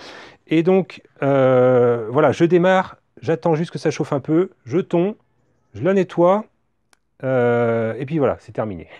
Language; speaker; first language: French; native; French